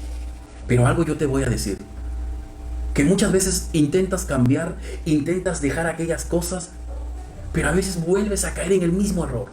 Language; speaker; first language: Spanish; native; Spanish